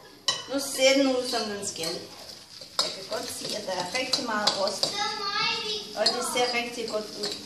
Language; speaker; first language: Danish; non-native, fluent; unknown